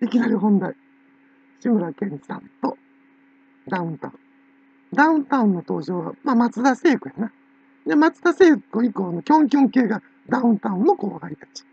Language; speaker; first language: Japanese; native; Japanese